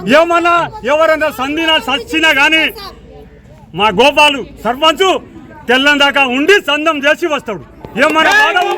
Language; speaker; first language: Telugu; non-native, local second language; Lambadi